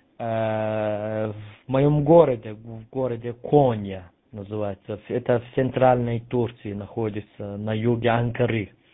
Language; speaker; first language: Russian; non-native, fluent; Turkish